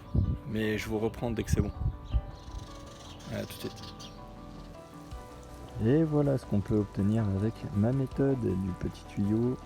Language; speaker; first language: French; native; French